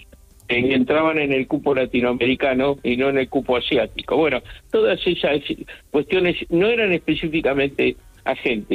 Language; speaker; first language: Spanish; native; Spanish